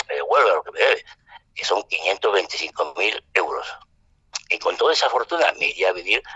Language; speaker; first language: Spanish; non-native, fluent; French